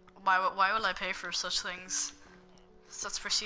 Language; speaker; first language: English; native; English